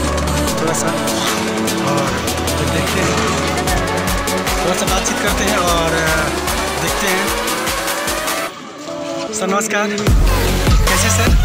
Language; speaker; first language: Hindi; non-native, local second language; Odia